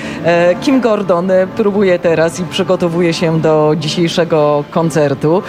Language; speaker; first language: Polish; native; Polish